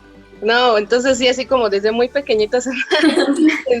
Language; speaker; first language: Spanish; native; Spanish